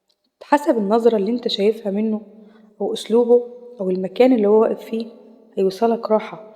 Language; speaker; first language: Arabic; native; Arabic